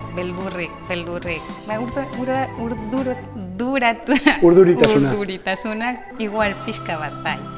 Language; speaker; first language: Basque; non-native, learner; Spanish